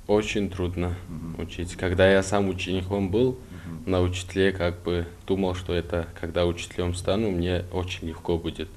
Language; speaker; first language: Russian; non-native, local second language; Karachay-Balkar